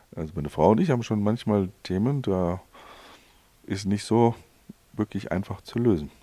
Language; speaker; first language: German; native; German